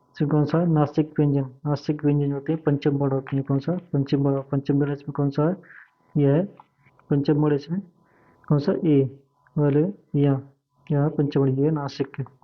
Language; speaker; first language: Hindi; native; Hindi